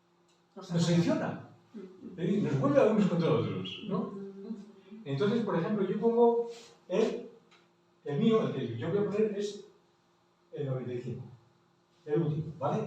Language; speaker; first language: Spanish; native; Spanish